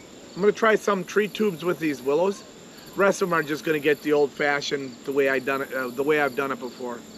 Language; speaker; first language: English; native; English